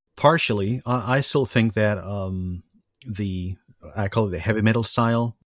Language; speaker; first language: English; non-native, fluent; Spanish